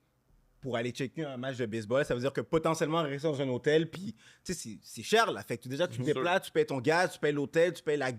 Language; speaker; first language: French; native; French